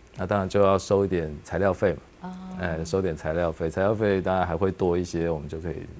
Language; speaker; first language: Chinese; native; Chinese